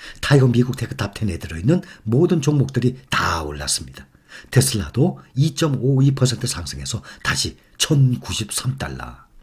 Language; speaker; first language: Korean; native; Korean